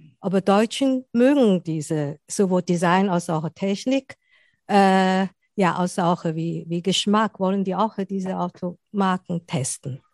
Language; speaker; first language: German; non-native, fluent; Chinese